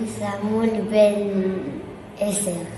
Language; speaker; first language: Hebrew; early bilingual, other home language; Dutch